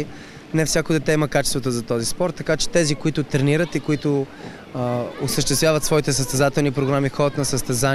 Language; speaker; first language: Bulgarian; native; Bulgarian